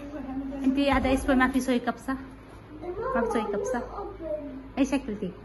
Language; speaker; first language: Arabic; non-native, learner; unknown